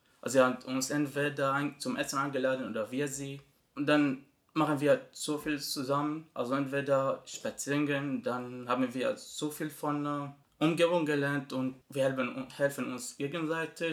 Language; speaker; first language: German; non-native, learner; Arabic